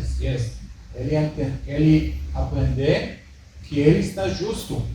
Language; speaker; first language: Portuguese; early bilingual, heritage; Hebrew